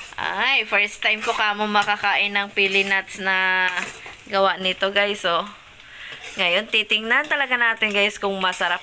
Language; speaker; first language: Filipino; non-native, local second language; Cebuano